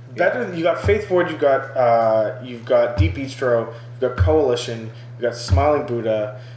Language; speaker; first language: English; native; English